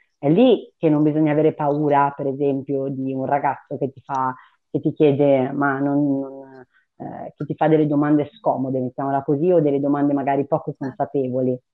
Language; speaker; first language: Italian; early bilingual, other home language; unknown